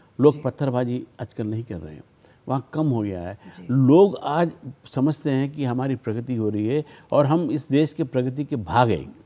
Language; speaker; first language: Hindi; non-native, local second language; Telugu